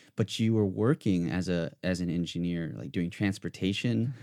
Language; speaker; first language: English; native; English